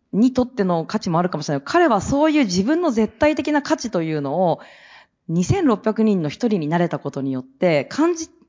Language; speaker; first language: Japanese; native; Japanese